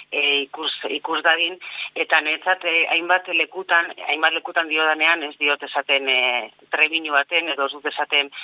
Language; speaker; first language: Basque; non-native, local second language; Spanish